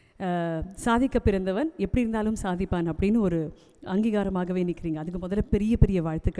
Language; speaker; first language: Tamil; native; Tamil